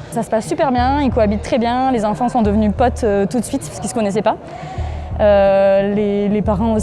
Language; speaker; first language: French; native; French